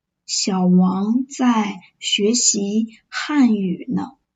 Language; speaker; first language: Chinese; non-native, fluent; English